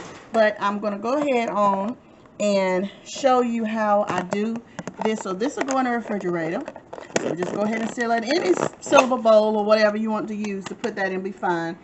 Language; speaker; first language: English; native; English